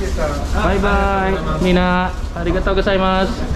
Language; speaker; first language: Japanese; non-native, learner; Filipino